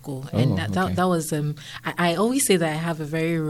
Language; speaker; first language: English; non-native, local second language; Akan